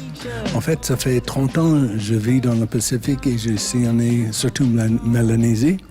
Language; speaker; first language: French; non-native, fluent; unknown